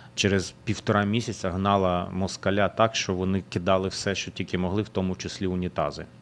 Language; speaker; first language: Ukrainian; non-native, local second language; Russian